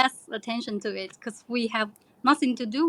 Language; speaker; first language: English; non-native, learner; Chinese